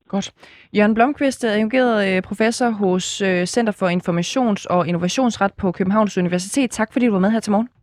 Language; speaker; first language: Danish; native; Danish